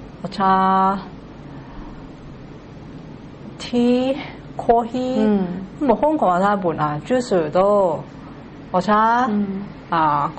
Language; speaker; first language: Japanese; non-native, learner; Cantonese